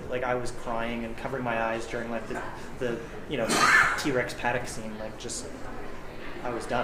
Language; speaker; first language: English; native; English